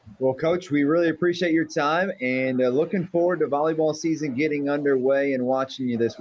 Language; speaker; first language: English; native; English